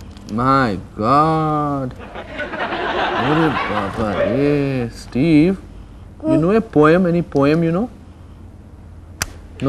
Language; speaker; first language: Hindi; native; Hindi